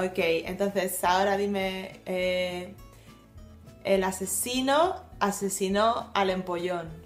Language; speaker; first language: Spanish; non-native, fluent; English